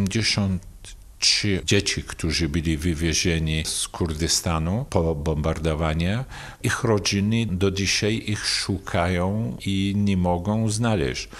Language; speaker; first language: Polish; non-native, fluent; Kurdish